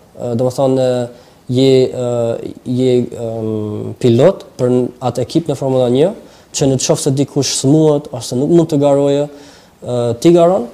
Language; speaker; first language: Albanian; early bilingual, heritage; Albanian